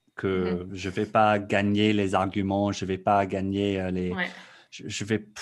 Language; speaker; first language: French; non-native, fluent; English